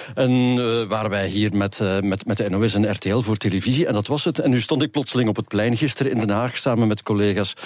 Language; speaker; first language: Dutch; native; Dutch